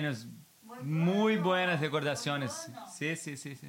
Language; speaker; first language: Spanish; non-native, learner; English